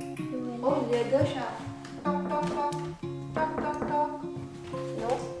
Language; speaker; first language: French; non-native, fluent; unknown